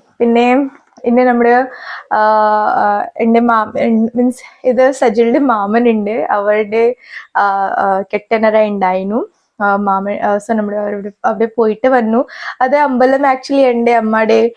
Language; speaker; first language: Malayalam; non-native, learner; Hindi